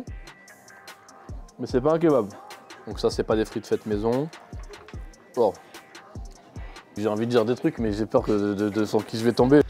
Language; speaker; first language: French; native; French